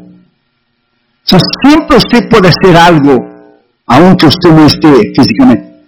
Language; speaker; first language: Spanish; native; Spanish